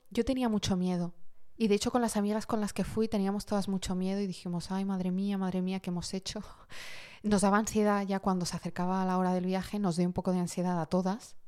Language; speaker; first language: Spanish; early bilingual, heritage; Arabic